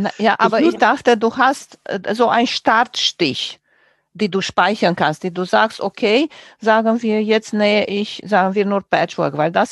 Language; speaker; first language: German; non-native, fluent; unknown